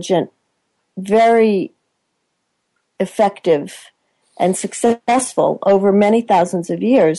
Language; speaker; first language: English; native; English